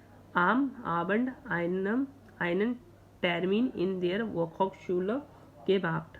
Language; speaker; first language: German; non-native, learner; Hindi